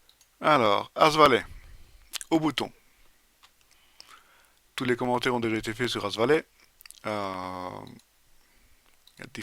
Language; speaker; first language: French; native; French